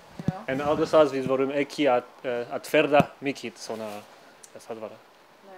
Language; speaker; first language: Icelandic; non-native, learner; Swiss German